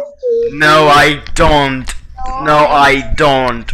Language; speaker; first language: English; non-native, fluent; Spanish